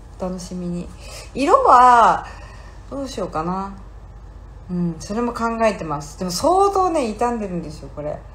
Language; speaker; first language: Japanese; native; Japanese